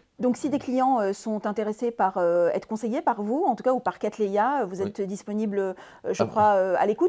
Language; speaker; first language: French; native; French